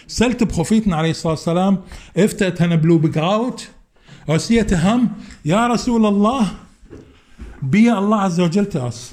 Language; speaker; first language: Danish; non-native, fluent; Arabic